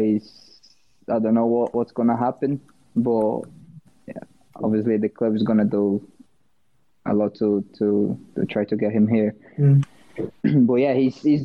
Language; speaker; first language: English; non-native, fluent; Portuguese